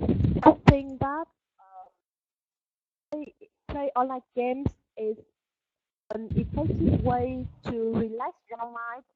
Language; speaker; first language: English; non-native, learner; Vietnamese